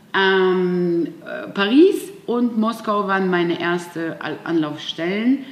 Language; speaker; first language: German; non-native, fluent; Russian